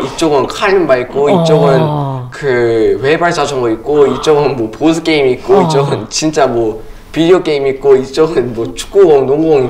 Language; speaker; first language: Korean; early bilingual, other home language; English